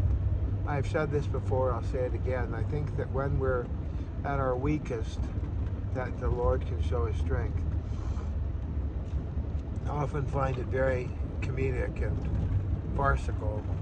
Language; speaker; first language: English; native; English